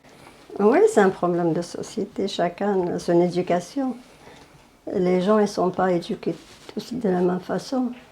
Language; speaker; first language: French; non-native, fluent; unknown